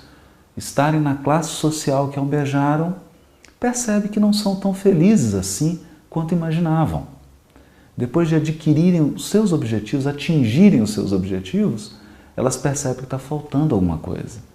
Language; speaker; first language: Portuguese; native; Portuguese